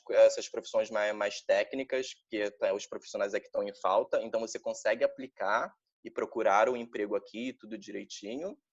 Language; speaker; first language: Portuguese; native; Portuguese